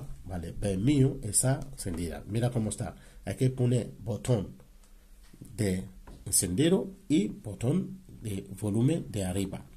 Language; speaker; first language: Spanish; non-native, learner; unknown